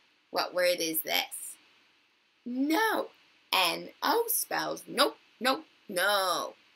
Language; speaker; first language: English; native; English